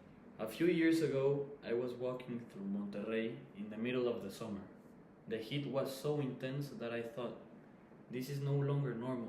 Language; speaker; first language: English; non-native, fluent; Spanish